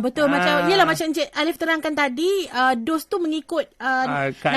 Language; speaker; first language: Malay; native; Malay